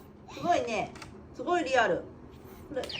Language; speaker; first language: Japanese; native; Japanese